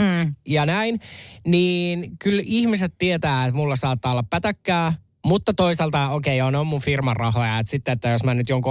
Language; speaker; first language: Finnish; native; Finnish